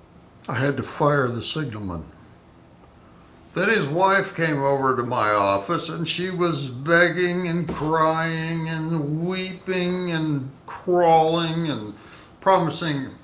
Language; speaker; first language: English; native; English